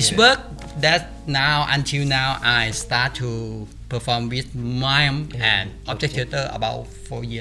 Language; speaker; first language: English; non-native, learner; Thai